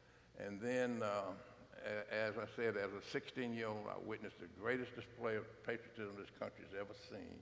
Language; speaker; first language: English; native; English